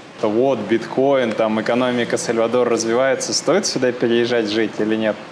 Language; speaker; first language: Russian; native; Russian